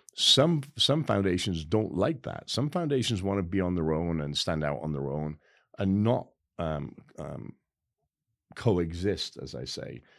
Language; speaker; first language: English; native; English